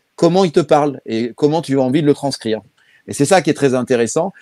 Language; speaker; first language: French; native; French